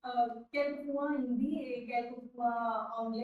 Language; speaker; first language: French; non-native, learner; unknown